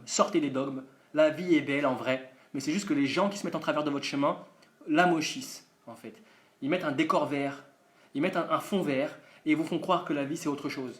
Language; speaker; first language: French; native; French